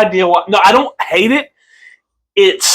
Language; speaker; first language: English; native; English